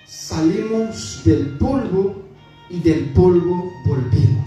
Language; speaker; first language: Spanish; non-native, fluent; Haitian Creole